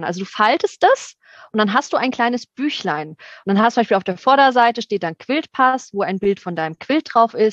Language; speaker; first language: German; native; German